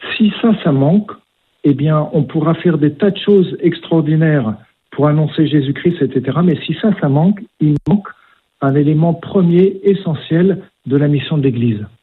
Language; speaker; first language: French; native; French